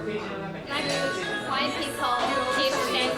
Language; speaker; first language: English; non-native, learner; Chinese